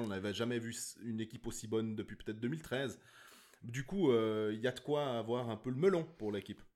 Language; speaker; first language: French; native; French